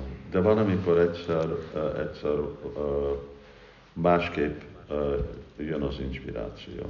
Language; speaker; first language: Hungarian; early bilingual, heritage; Hungarian